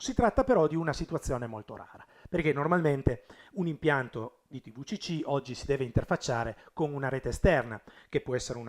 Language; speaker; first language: Italian; native; Italian